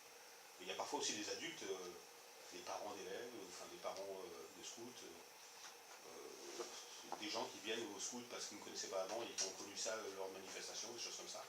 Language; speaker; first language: French; native; French